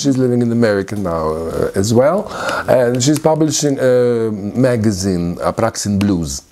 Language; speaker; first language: English; non-native, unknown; Russian